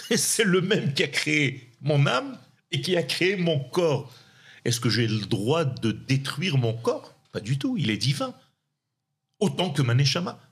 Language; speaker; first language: French; non-native, local second language; Hebrew